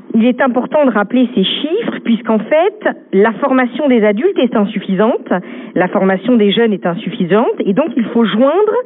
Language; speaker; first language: French; native; French